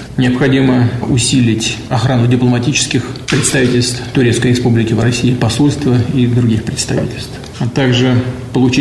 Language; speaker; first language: Russian; native; Russian